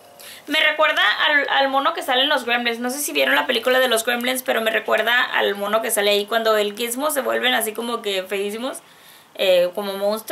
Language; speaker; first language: Spanish; native; Spanish